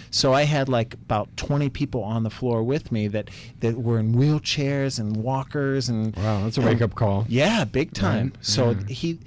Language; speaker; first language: English; native; English